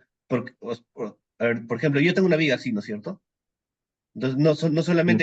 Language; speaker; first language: Spanish; native; Spanish